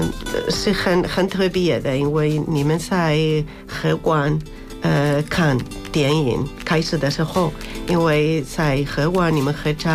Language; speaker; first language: Chinese; non-native, fluent; Spanish